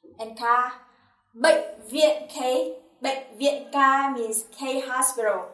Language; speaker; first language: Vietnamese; native; Vietnamese